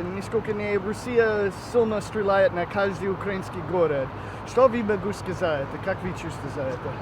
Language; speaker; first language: Russian; non-native, learner; English